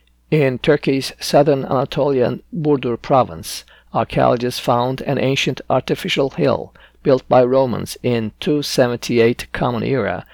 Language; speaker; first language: English; non-native, fluent; Turkish